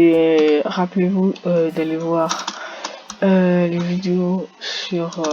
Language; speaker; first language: French; native; French